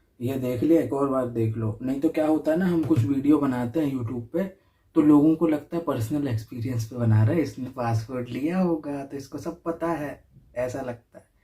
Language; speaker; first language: Hindi; native; Hindi